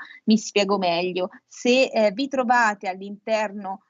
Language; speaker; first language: Italian; native; Italian